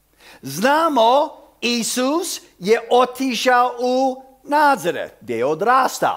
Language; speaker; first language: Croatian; early bilingual, heritage; Croatian